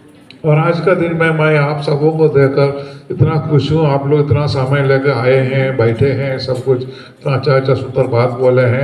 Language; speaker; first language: Hindi; non-native, local second language; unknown